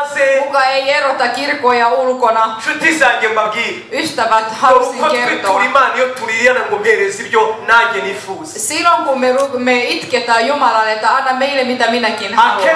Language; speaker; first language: Finnish; non-native, fluent; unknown